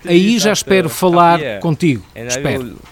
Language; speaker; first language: Portuguese; non-native, learner; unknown